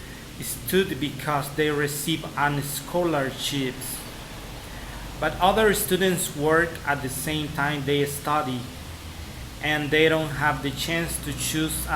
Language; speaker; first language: English; non-native, fluent; Spanish